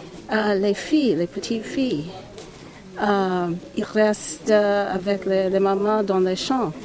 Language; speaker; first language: French; non-native, learner; English